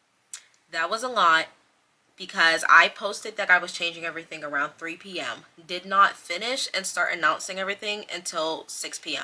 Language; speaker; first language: English; native; English